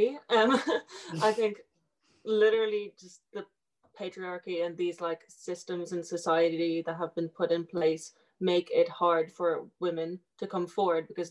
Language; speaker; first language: English; native; English